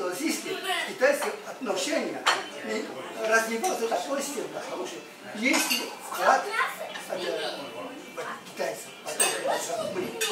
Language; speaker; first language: Russian; non-native, learner; Chinese